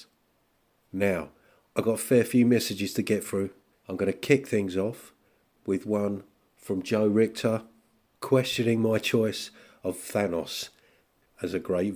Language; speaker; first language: English; native; English